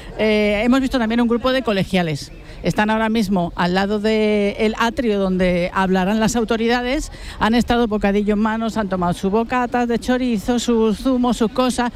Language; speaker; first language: Spanish; native; Spanish